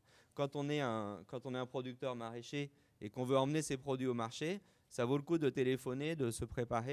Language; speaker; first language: French; native; French